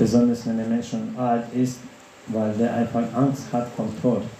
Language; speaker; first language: German; non-native, fluent; Russian